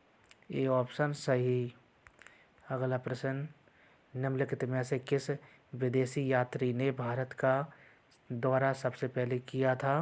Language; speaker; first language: Hindi; native; Hindi